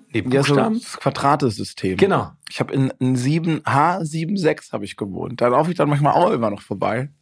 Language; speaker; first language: German; native; German